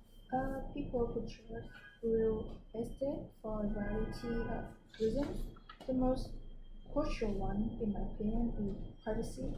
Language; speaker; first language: English; non-native, learner; Vietnamese